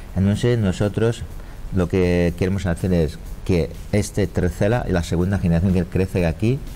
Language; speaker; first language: Spanish; non-native, learner; Chinese